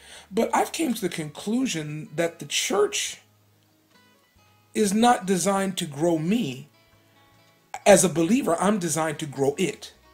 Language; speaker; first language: English; native; English